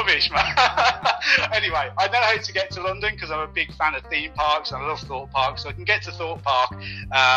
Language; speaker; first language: English; native; English